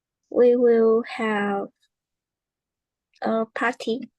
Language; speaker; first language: English; non-native, learner; Vietnamese